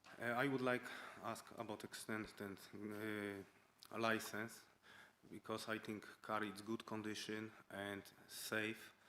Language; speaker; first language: English; non-native, learner; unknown